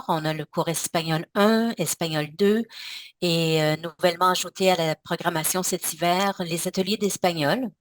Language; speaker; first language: French; native; French